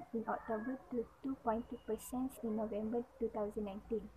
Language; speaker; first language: English; non-native, local second language; Malay